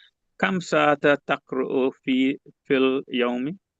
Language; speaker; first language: Arabic; non-native, learner; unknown